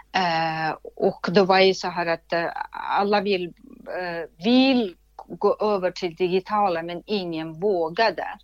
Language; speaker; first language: Swedish; non-native, fluent; Russian